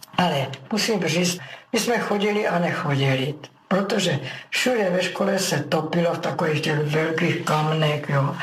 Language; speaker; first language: Czech; native; Czech